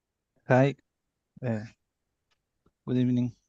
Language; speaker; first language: English; non-native, learner; Spanish